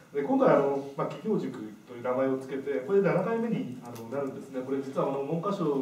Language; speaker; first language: Japanese; native; Japanese